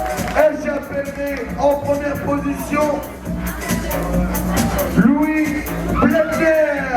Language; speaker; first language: French; native; French